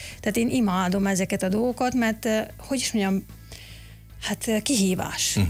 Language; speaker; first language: Hungarian; native; Hungarian